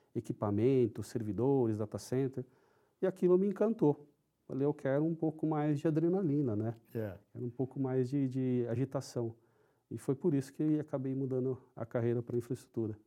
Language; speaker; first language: Portuguese; non-native, local second language; Japanese